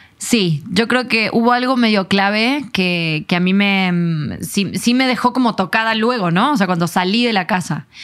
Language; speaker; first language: Spanish; native; Spanish